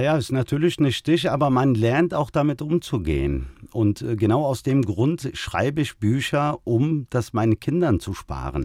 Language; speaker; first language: German; early bilingual, other home language; Turkish